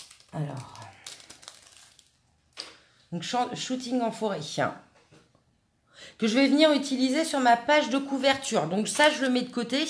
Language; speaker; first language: French; native; French